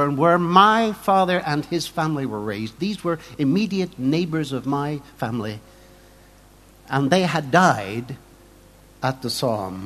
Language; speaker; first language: English; native; English